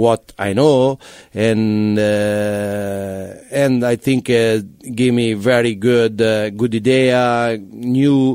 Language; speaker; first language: English; non-native, learner; Italian